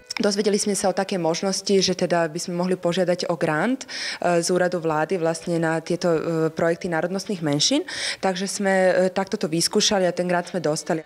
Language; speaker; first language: Slovak; early bilingual, other home language; Serbian